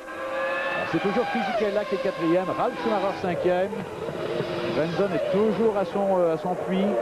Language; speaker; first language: French; native; French